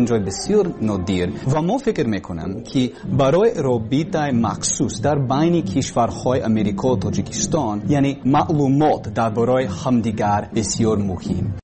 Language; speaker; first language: Persian; non-native, learner; English